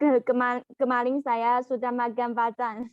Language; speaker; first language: Indonesian; non-native, learner; Chinese